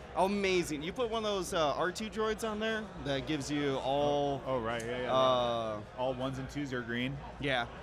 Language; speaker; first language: English; native; English